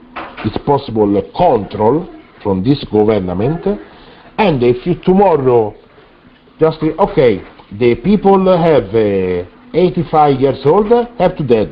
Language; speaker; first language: English; non-native, learner; Italian